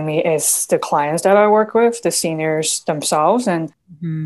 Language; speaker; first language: English; non-native, local second language; Cantonese